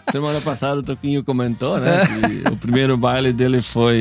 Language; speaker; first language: Portuguese; native; Portuguese